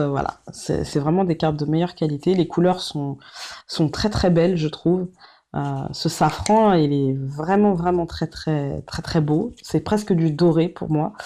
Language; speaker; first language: French; native; French